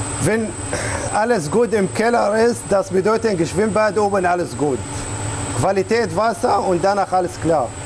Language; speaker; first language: German; non-native, learner; Arabic